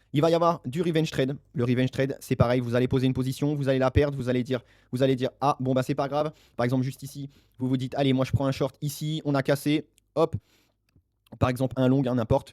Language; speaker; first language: French; native; French